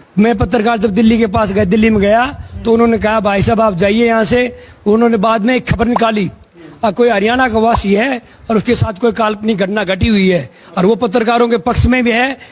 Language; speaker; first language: Hindi; native; Hindi